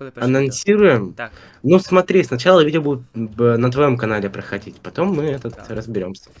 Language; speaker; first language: Russian; native; Russian